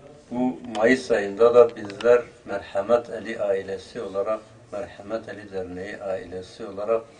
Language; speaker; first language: Turkish; native; Turkish